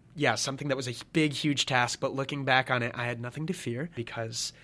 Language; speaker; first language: English; native; English